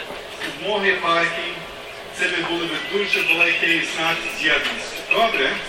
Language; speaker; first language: Ukrainian; non-native, learner; English